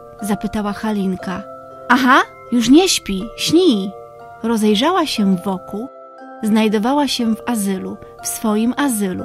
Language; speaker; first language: Polish; native; Polish